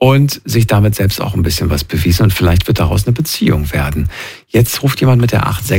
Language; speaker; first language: German; native; German